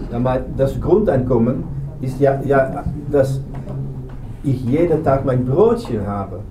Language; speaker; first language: German; non-native, learner; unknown